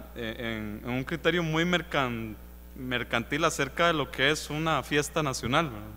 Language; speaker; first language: Spanish; native; Spanish